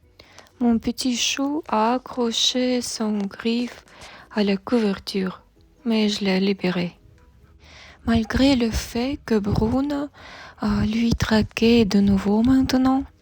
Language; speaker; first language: French; non-native, learner; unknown